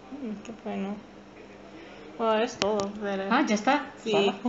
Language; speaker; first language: Spanish; non-native, learner; English